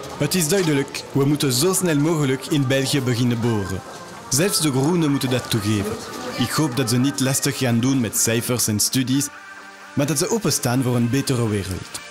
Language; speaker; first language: Dutch; non-native, local second language; French